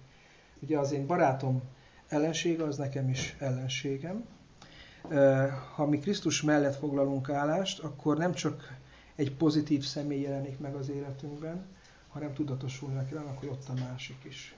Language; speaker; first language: Hungarian; native; Hungarian